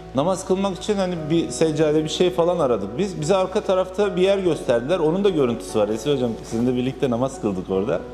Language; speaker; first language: Turkish; native; Turkish